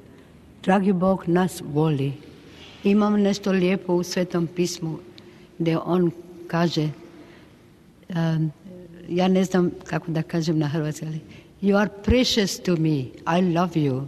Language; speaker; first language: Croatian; non-native, local second language; Albanian